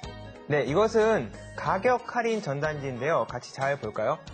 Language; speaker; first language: Korean; native; Korean